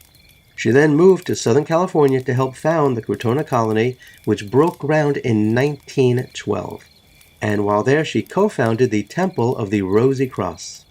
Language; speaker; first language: English; native; English